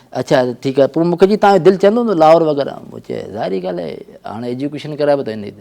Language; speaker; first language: Sindhi; native; Sindhi